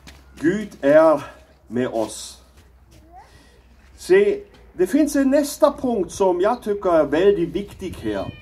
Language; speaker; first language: Swedish; non-native, learner; German